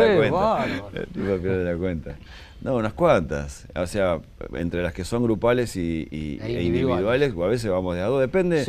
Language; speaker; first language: Spanish; native; Spanish